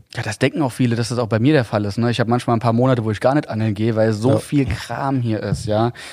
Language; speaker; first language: German; native; German